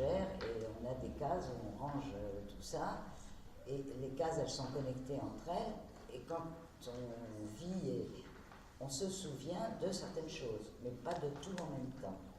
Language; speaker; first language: French; native; French